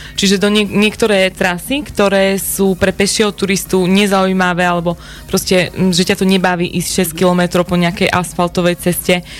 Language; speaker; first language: Slovak; native; Slovak